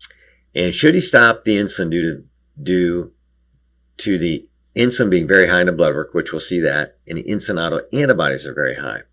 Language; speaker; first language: English; native; English